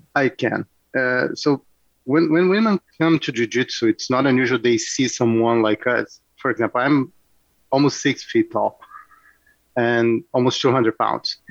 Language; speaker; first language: English; non-native, fluent; Portuguese